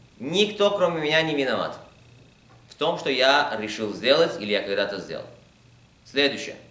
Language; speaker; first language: Russian; early bilingual, heritage; Russian